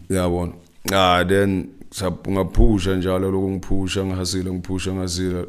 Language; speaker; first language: Zulu; non-native, local second language; Northern Sotho